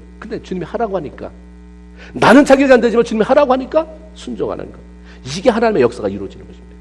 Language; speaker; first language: Korean; native; Korean